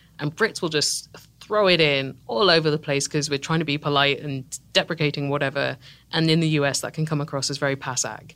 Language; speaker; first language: English; native; English